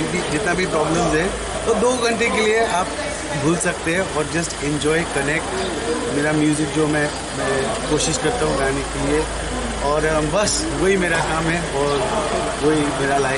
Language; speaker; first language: Hindi; early bilingual, heritage; English